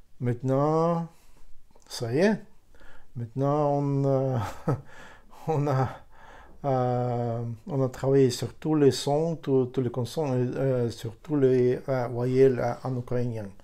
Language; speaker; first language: French; non-native, learner; Ukrainian